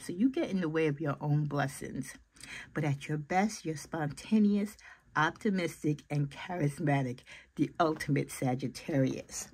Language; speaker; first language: English; native; English